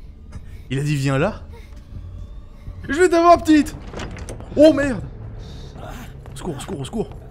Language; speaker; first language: French; native; French